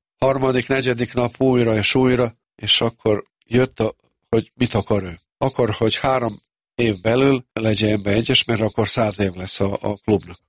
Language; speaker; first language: Hungarian; non-native, fluent; Serbian